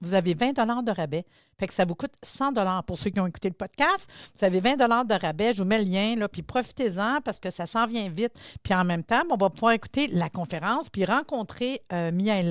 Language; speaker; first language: French; native; French